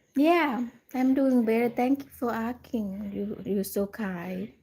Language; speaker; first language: English; non-native, learner; Thai